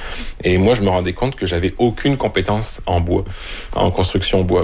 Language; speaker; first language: French; native; French